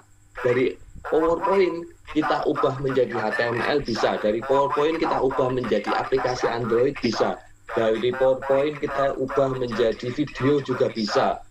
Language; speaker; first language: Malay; non-native, local second language; Javanese